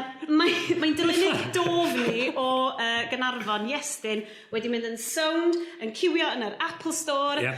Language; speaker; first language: Welsh; native; Welsh